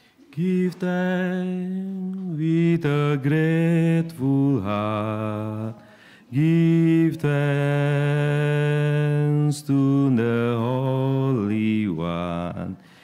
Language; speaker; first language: English; non-native, learner; Indonesian